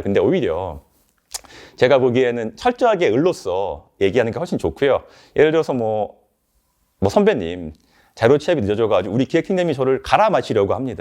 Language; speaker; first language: Korean; native; Korean